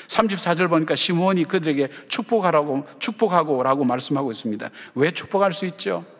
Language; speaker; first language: Korean; native; Korean